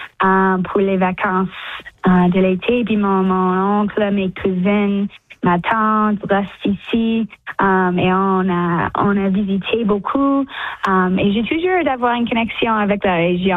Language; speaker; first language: French; early bilingual, heritage; English